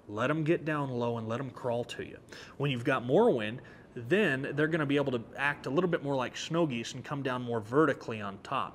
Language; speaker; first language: English; native; English